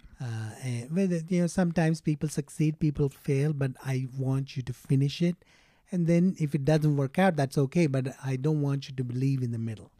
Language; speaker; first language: English; non-native, local second language; Telugu